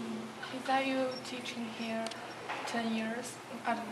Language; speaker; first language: English; non-native, learner; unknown